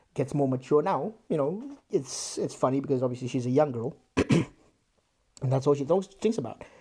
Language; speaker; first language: English; non-native, local second language; Shona